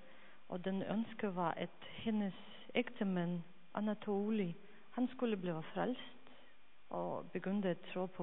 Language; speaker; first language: Danish; non-native, fluent; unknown